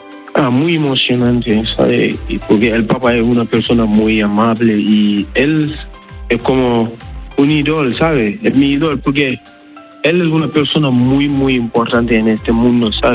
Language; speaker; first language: Spanish; non-native, learner; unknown